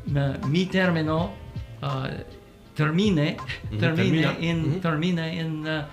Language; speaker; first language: Spanish; non-native, learner; English